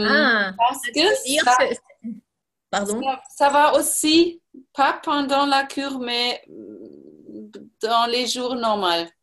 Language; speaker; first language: French; non-native, learner; German